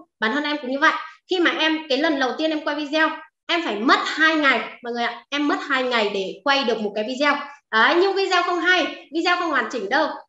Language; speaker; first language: Vietnamese; non-native, local second language; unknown